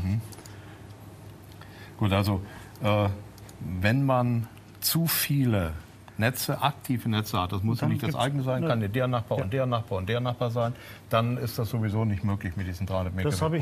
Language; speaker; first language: German; native; German